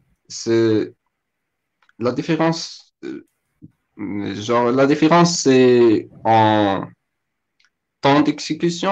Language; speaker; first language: French; non-native, local second language; Arabic